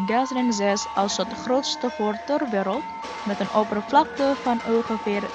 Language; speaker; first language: Dutch; non-native, fluent; Indonesian